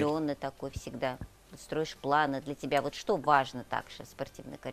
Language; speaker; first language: Russian; native; Russian